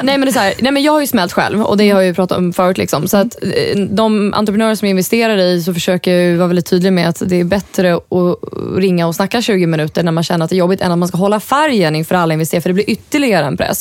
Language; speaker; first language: Swedish; native; Swedish